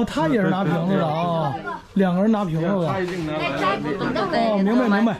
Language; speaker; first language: Chinese; native; Chinese